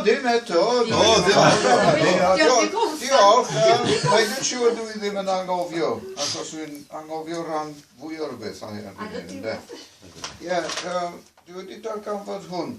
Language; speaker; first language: Welsh; non-native, fluent; English